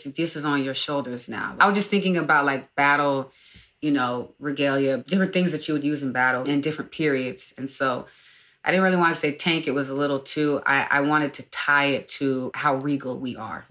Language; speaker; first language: English; native; English